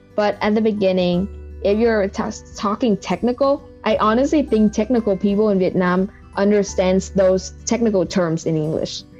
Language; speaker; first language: English; non-native, fluent; Vietnamese